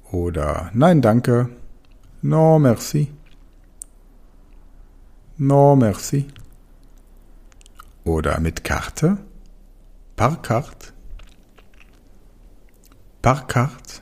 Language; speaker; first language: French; non-native, fluent; German